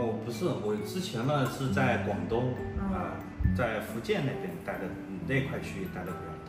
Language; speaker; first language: Chinese; native; Chinese